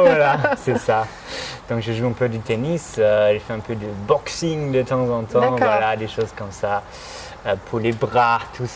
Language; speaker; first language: French; non-native, fluent; German